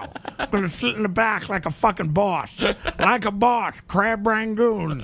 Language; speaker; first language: English; native; English